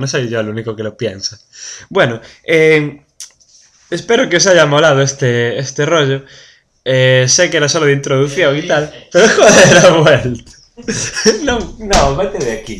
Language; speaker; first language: Spanish; native; Spanish